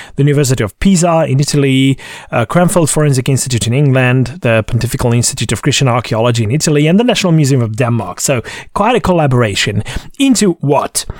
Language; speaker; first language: English; non-native, fluent; Hungarian